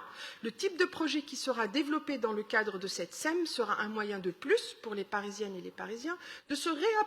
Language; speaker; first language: French; native; French